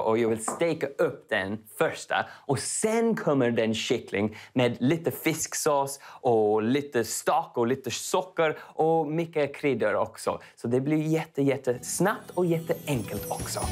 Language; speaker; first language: Swedish; non-native, learner; English